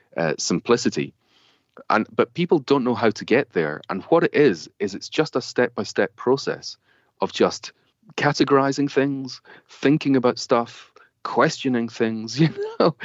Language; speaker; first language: English; native; English